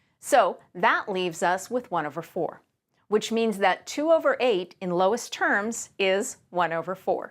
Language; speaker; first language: English; native; English